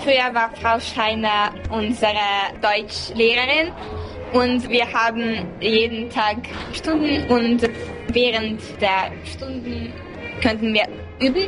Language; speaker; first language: German; non-native, local second language; Hungarian